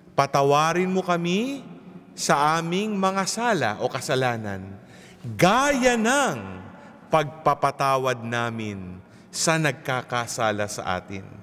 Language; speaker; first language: Filipino; native; Filipino